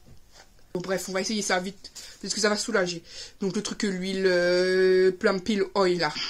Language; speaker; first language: French; native; French